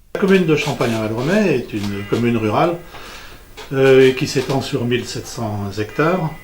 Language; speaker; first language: French; native; French